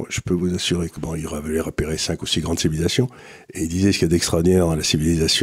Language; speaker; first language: French; native; French